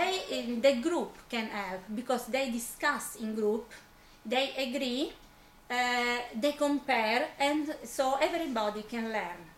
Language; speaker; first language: English; non-native, fluent; Italian